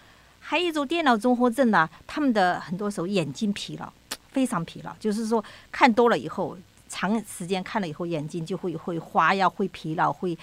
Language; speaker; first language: Chinese; native; Chinese